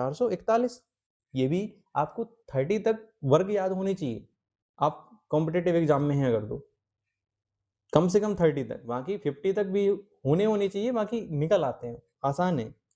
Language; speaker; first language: Hindi; native; Hindi